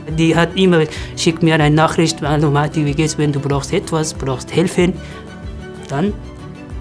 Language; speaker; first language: German; non-native, learner; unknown